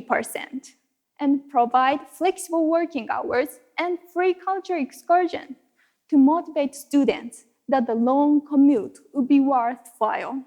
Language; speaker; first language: English; non-native, fluent; Japanese